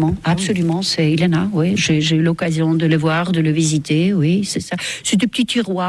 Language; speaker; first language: French; non-native, fluent; Estonian